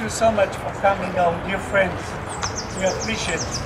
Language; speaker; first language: English; non-native, fluent; Hebrew